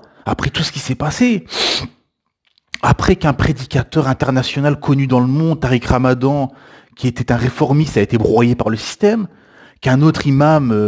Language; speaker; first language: French; native; French